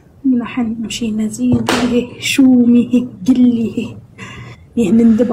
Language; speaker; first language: Arabic; native; Arabic